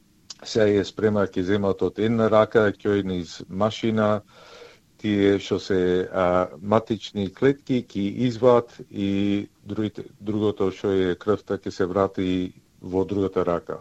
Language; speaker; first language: Macedonian; early bilingual, heritage; Macedonian